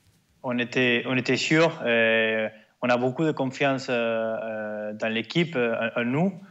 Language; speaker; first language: French; non-native, learner; Spanish